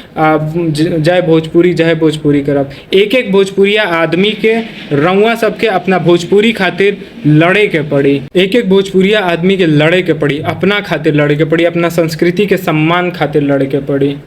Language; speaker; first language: Bhojpuri; non-native, local second language; Hindi